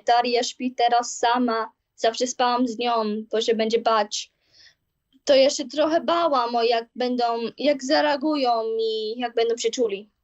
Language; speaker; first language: Polish; early bilingual, heritage; Polish